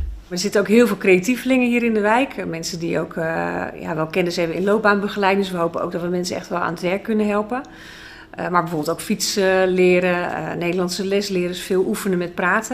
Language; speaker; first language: Dutch; native; Dutch